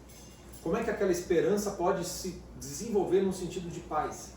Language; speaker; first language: Portuguese; native; Portuguese